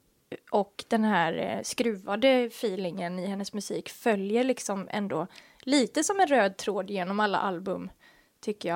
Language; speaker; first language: Swedish; native; Swedish